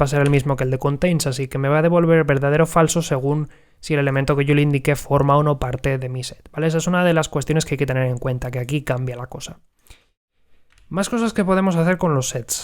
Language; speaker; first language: Spanish; native; Spanish